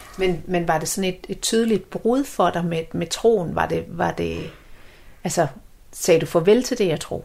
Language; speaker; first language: Danish; native; Danish